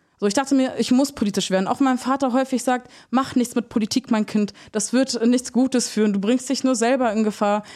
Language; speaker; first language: German; early bilingual, other home language; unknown